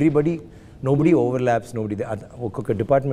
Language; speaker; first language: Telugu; non-native, learner; Tamil